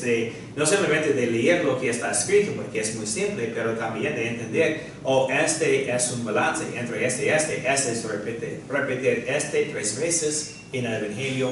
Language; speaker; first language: Spanish; non-native, fluent; English